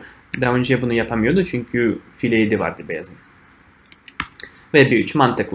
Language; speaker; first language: Turkish; non-native, fluent; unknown